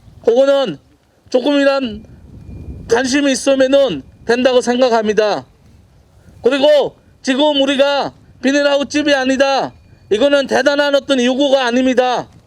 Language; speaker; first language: Korean; non-native, fluent; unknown